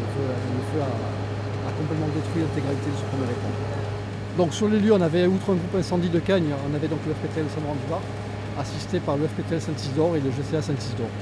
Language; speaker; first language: French; native; French